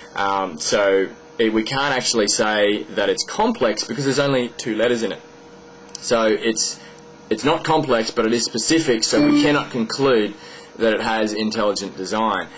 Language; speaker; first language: English; native; English